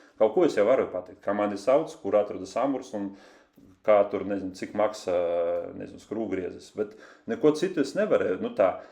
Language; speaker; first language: Latvian; non-native, local second language; Russian